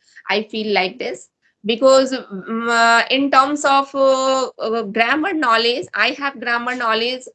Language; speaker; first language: English; non-native, learner; Hindi